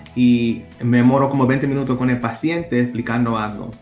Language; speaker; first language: Spanish; early bilingual, heritage; Spanish